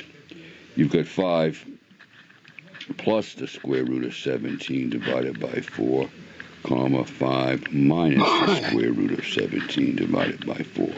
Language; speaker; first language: English; native; English